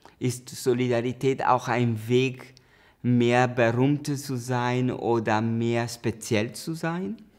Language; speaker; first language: German; non-native, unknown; Italian